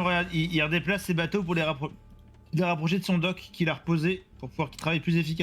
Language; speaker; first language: French; native; French